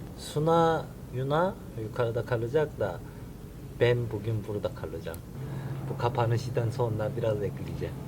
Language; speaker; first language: Turkish; non-native, learner; Korean